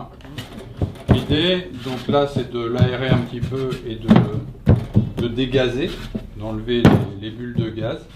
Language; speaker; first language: French; native; French